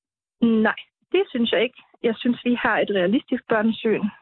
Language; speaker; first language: Danish; native; Danish